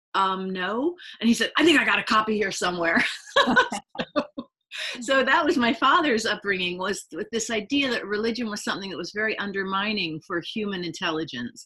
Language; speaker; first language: English; native; English